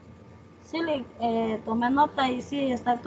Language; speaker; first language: Spanish; native; Spanish